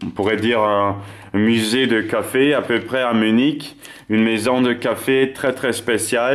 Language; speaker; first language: French; non-native, fluent; German